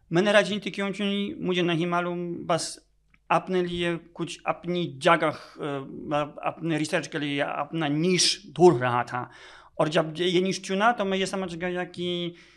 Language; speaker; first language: Hindi; non-native, fluent; Polish